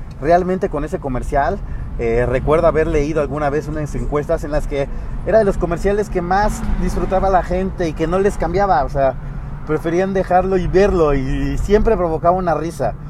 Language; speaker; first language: Spanish; native; Spanish